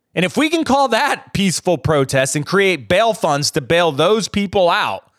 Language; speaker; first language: English; native; English